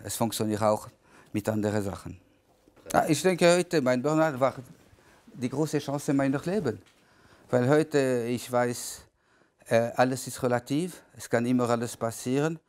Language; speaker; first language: German; non-native, local second language; French